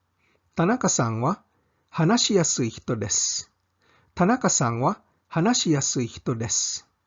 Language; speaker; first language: Japanese; non-native, fluent; English